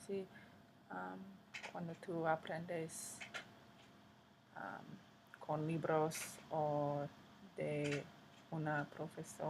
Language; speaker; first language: Spanish; non-native, learner; English